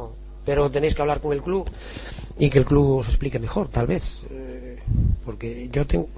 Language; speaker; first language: Spanish; native; Spanish